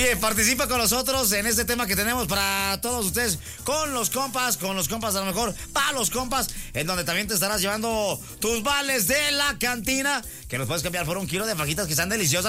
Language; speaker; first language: Spanish; native; Spanish